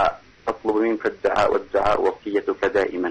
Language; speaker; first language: Arabic; native; Arabic